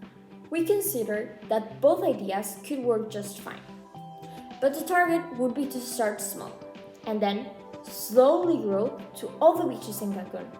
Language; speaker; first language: English; non-native, learner; Spanish